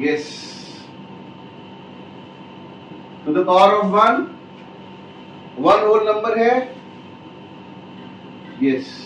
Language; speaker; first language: Hindi; native; Hindi